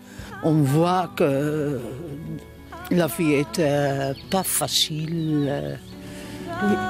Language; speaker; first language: French; non-native, learner; Dutch